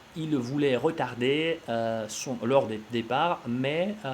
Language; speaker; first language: French; non-native, fluent; Russian